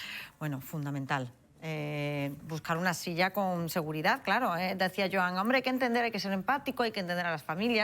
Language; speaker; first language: Spanish; native; Spanish